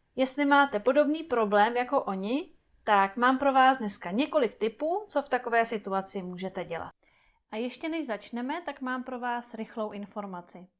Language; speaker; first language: Czech; native; Czech